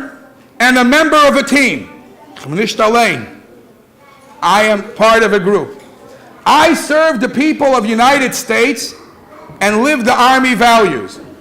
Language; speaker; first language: English; native; English